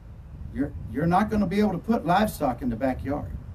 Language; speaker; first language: English; native; English